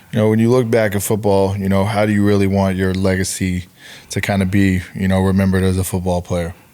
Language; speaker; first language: English; native; English